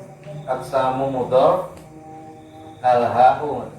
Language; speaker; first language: Arabic; non-native, fluent; Javanese